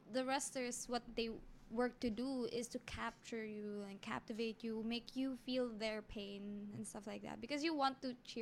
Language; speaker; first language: English; non-native, local second language; Filipino